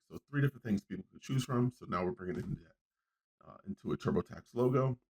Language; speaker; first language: English; native; English